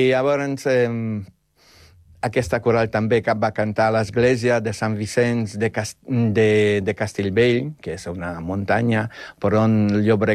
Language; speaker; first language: Catalan; non-native, fluent; Polish